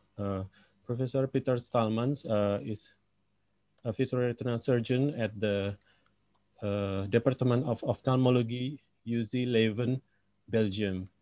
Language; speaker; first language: English; non-native, local second language; Indonesian